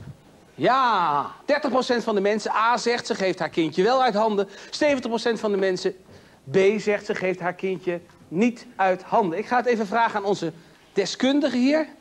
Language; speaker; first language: Dutch; native; Dutch